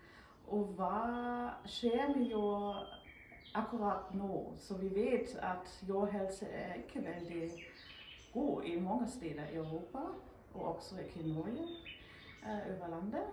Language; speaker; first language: Norwegian; non-native, fluent; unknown